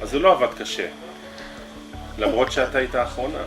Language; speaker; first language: Hebrew; native; Hebrew